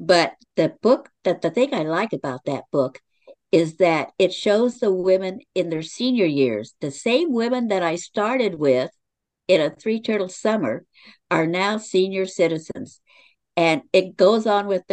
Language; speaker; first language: English; native; English